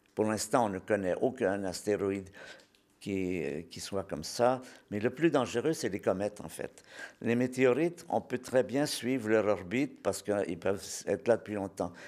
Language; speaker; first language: French; native; French